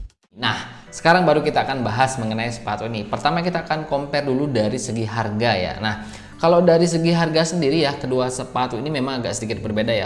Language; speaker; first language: Indonesian; native; Indonesian